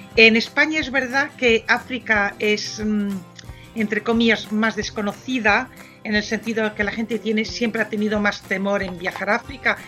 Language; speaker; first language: Spanish; non-native, fluent; French